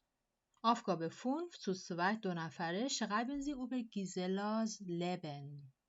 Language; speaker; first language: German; non-native, fluent; Persian